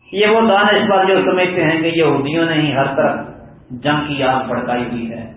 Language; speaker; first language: Urdu; non-native, local second language; Punjabi